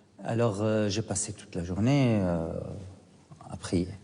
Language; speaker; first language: French; non-native, fluent; Arabic